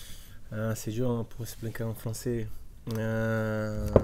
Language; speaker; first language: French; non-native, learner; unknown